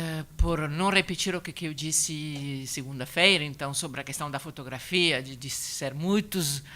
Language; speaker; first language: Portuguese; non-native, learner; Italian